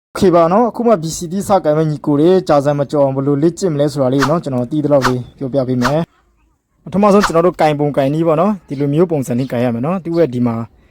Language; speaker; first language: Burmese; native; Burmese